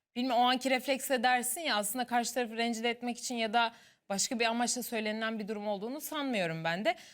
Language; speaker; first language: Turkish; native; Turkish